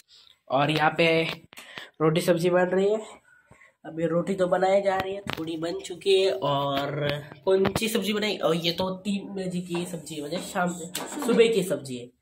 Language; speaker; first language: Hindi; native; Hindi